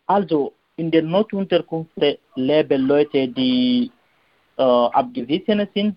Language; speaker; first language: German; non-native, learner; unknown